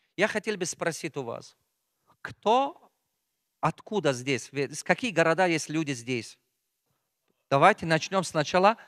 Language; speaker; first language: Russian; non-native, local second language; Tajik